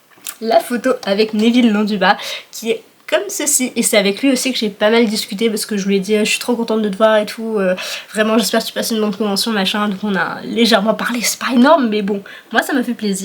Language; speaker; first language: French; native; French